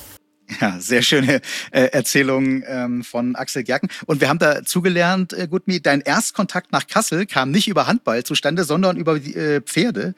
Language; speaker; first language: German; native; German